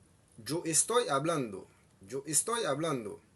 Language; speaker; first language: Spanish; non-native, fluent; Haitian Creole